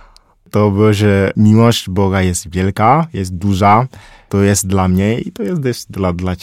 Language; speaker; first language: Polish; non-native, fluent; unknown